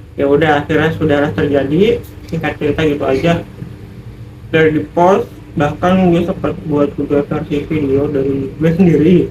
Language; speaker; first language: Indonesian; native; Indonesian